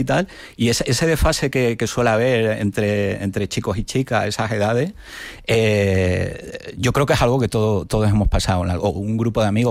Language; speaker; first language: Spanish; native; Spanish